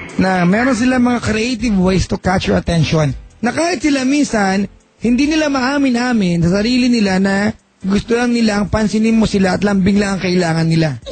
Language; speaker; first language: Filipino; native; Filipino